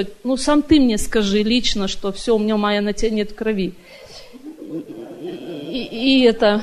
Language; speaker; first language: Russian; native; Russian